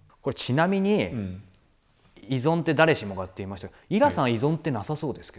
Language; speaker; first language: Japanese; native; Japanese